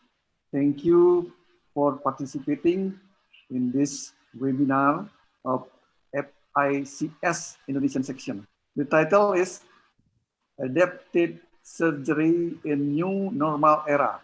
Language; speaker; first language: English; non-native, learner; Indonesian